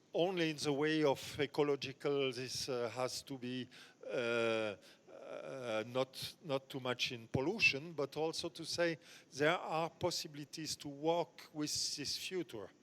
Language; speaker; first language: English; non-native, fluent; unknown